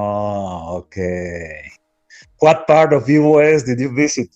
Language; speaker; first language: English; non-native, fluent; Spanish